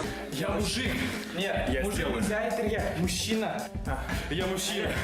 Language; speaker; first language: Russian; non-native, local second language; Tatar